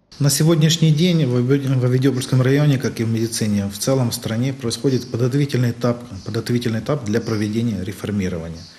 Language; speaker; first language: Russian; native; Russian